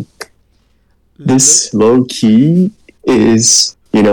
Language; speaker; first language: English; non-native, learner; Japanese